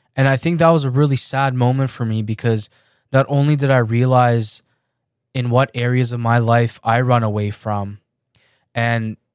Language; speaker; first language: English; early bilingual, other home language; Persian